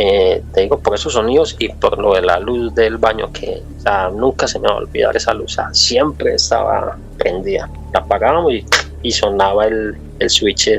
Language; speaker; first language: Spanish; native; Spanish